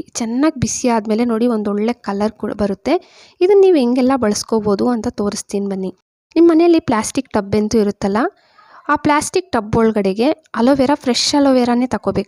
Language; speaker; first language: Kannada; native; Kannada